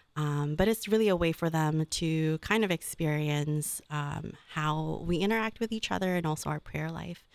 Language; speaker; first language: English; native; English